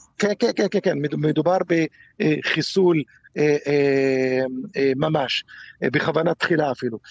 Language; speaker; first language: Hebrew; non-native, local second language; Arabic